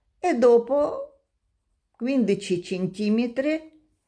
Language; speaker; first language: Italian; non-native, learner; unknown